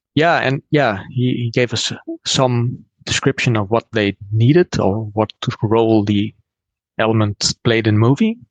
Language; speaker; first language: English; non-native, fluent; Dutch